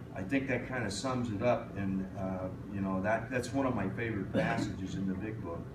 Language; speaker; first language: English; native; English